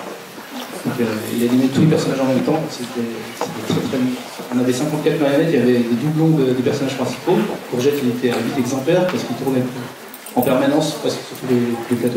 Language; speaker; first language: French; native; French